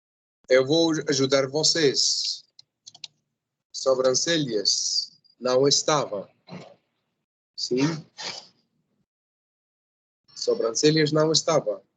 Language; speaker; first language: Portuguese; non-native, fluent; Spanish